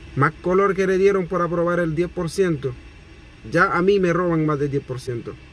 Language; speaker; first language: Spanish; non-native, fluent; Haitian Creole